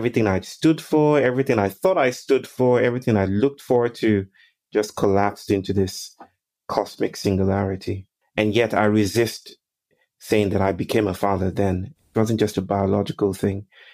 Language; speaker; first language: English; non-native, local second language; Yoruba